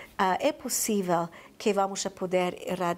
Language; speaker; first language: Portuguese; non-native, fluent; Spanish